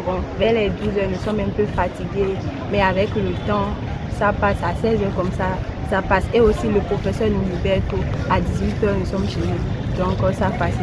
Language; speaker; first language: French; non-native, local second language; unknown